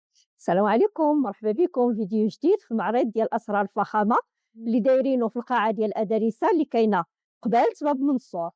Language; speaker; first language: Arabic; native; Arabic